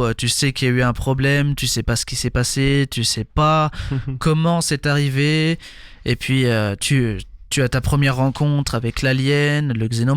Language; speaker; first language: French; native; French